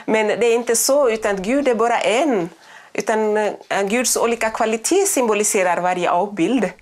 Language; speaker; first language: Swedish; non-native, fluent; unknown